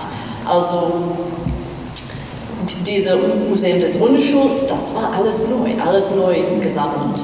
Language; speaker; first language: German; non-native, fluent; English